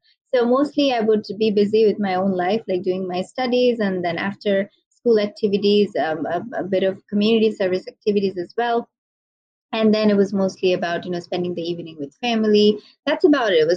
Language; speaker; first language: English; non-native, local second language; Bangla